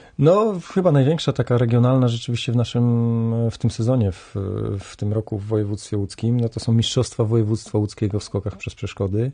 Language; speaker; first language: Polish; native; Polish